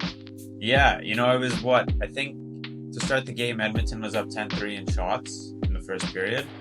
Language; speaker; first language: English; native; English